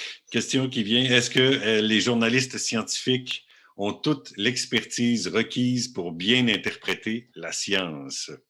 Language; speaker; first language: French; native; French